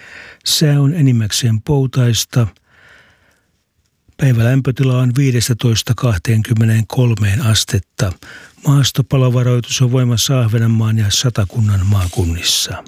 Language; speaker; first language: Finnish; native; Finnish